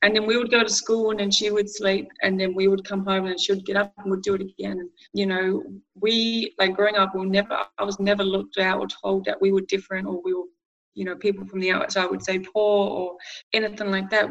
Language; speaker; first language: English; native; English